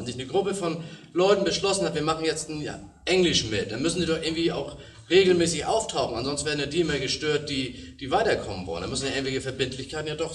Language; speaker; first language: German; native; German